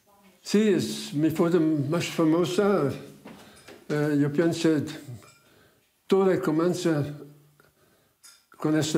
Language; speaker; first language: Spanish; non-native, learner; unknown